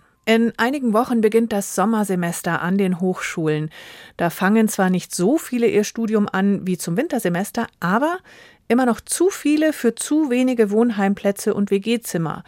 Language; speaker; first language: German; native; German